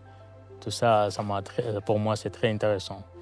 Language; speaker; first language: French; non-native, learner; Bangla